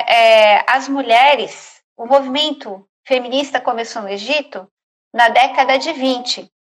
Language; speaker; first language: Portuguese; native; Portuguese